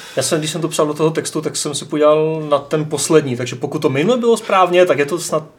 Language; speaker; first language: Czech; native; Czech